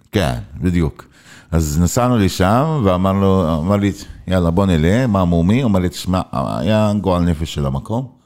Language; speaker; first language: Hebrew; non-native, local second language; Arabic